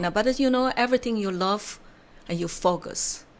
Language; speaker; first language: English; non-native, learner; Chinese